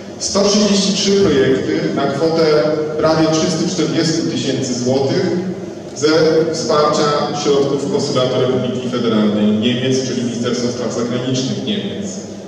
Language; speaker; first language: Polish; native; Polish